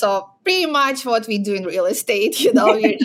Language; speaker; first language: English; non-native, fluent; Ukrainian